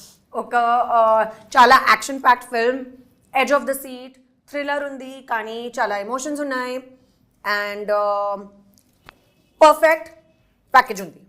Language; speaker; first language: Telugu; non-native, learner; Hindi